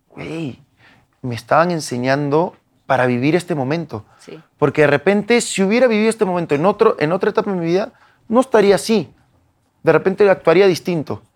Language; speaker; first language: Spanish; native; Spanish